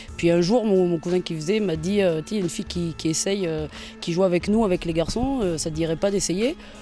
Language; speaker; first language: French; native; French